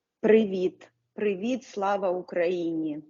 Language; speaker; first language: Ukrainian; non-native, local second language; Russian